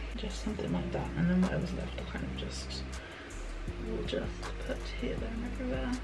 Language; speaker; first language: English; native; English